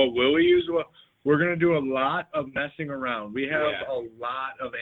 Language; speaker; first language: English; native; English